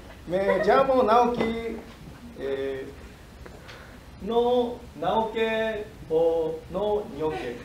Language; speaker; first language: Spanish; non-native, learner; Japanese